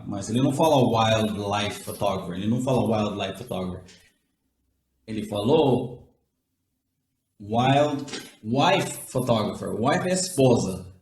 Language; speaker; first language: Portuguese; non-native, fluent; English